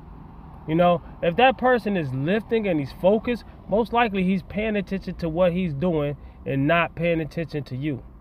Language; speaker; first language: English; native; English